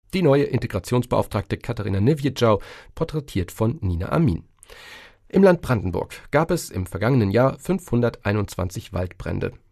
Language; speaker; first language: German; native; German